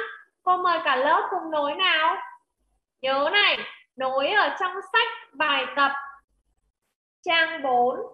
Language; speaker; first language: Vietnamese; native; Vietnamese